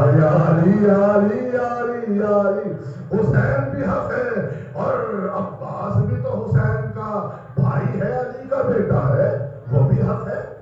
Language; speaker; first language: Urdu; native; Urdu